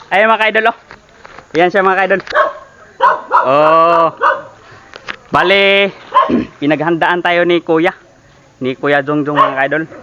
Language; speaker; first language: Filipino; non-native, local second language; Cebuano